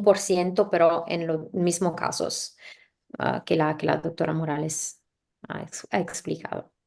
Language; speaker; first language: Spanish; non-native, learner; English